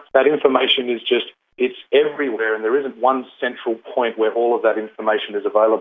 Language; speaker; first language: English; native; English